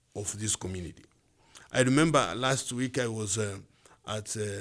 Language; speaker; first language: English; non-native, learner; Swahili